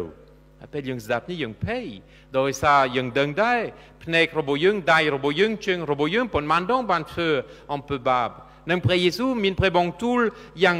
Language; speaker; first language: Khmer; non-native, fluent; French